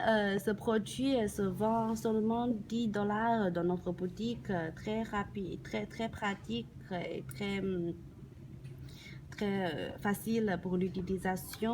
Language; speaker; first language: French; non-native, learner; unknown